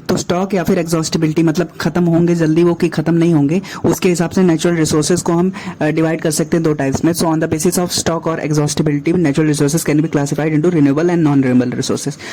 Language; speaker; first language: Hindi; native; Hindi